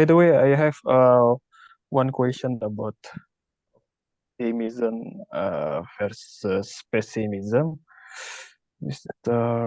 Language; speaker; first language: English; non-native, learner; Indonesian